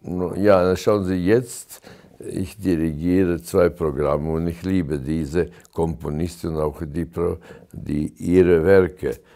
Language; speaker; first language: German; non-native, fluent; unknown